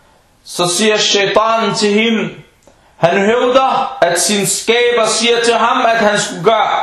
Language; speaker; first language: Danish; non-native, fluent; Arabic